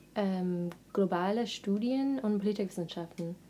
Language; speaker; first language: German; non-native, fluent; English